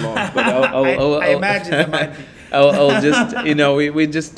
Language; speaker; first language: English; non-native, fluent; Portuguese